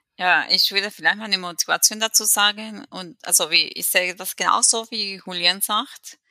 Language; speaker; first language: German; non-native, fluent; Spanish